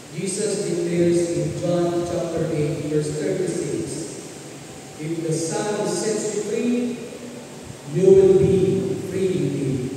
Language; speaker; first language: English; non-native, local second language; Filipino